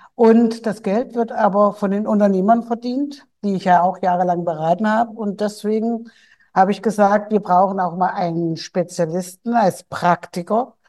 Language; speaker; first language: German; native; German